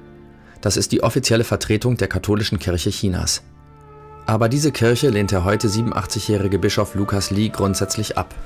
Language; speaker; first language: German; native; German